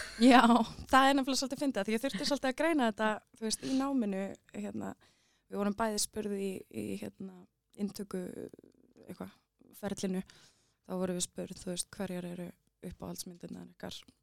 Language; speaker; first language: Icelandic; native; Icelandic